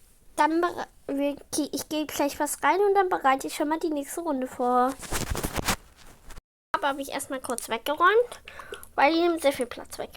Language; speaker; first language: German; native; German